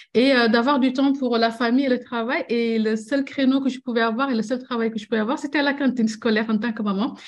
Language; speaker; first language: French; non-native, local second language; Wolof